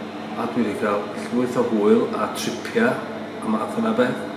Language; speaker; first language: Welsh; native; Welsh